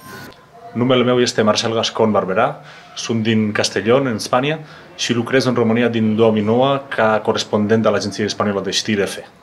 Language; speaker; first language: Romanian; non-native, fluent; Spanish